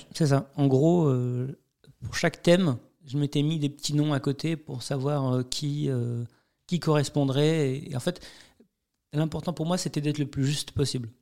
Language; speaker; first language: French; native; French